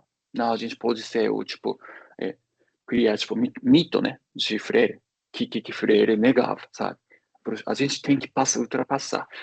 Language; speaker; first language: Portuguese; non-native, fluent; Japanese